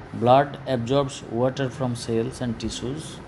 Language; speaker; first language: English; non-native, local second language; Bangla